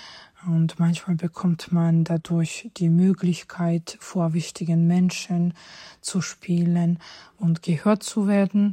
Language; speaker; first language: German; non-native, fluent; Georgian